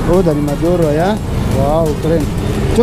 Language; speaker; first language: Indonesian; non-native, learner; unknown